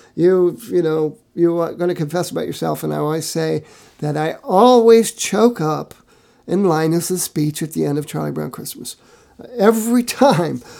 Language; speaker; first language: English; native; English